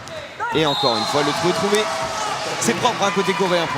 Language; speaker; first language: French; native; French